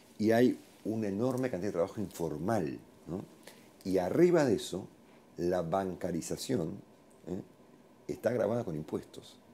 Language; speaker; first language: Spanish; native; Spanish